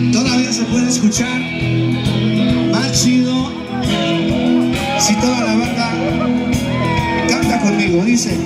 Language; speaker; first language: Spanish; native; Spanish